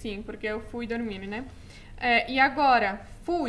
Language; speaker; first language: Portuguese; non-native, fluent; Polish